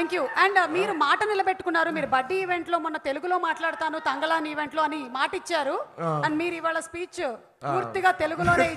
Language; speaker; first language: Telugu; native; Telugu